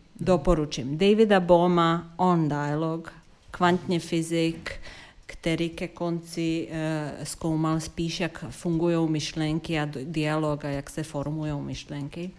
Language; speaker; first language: Czech; non-native, fluent; Serbian